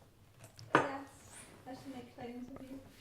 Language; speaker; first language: English; native; English